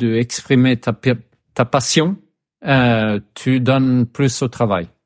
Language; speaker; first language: French; non-native, fluent; Swedish